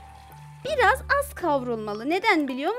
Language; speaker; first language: Turkish; native; Turkish